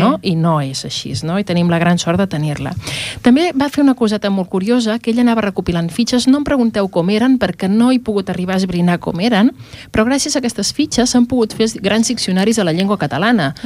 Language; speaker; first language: Catalan; native; Catalan